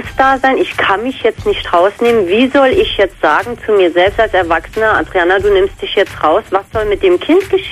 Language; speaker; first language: German; native; German